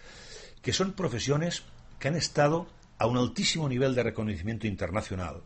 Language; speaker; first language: Spanish; native; Spanish